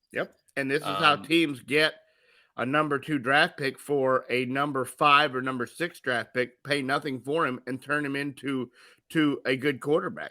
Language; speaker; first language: English; native; English